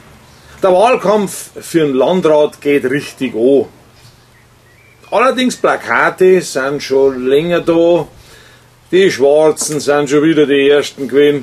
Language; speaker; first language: German; native; German